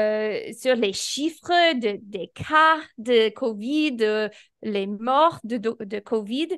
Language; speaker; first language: French; non-native, fluent; English